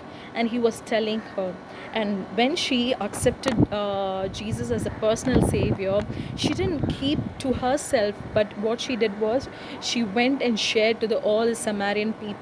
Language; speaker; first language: English; non-native, local second language; Tamil